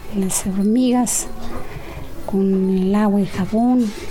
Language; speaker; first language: Spanish; native; Spanish